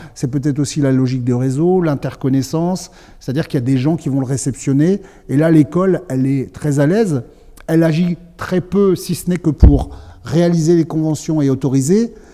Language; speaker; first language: French; native; French